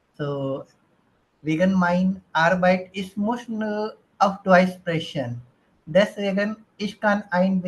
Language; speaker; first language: German; non-native, learner; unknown